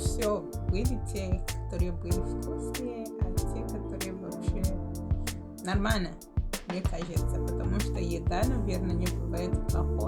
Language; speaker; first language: Russian; non-native, learner; English